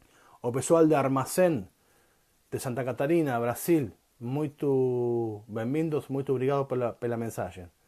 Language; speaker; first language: Portuguese; non-native, learner; Spanish